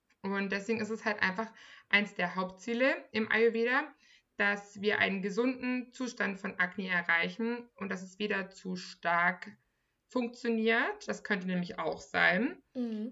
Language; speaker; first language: German; native; German